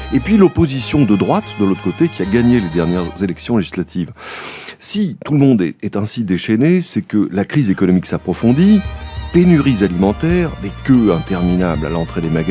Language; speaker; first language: French; native; French